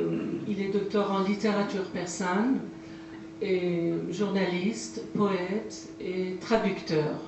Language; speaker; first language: French; non-native, fluent; Persian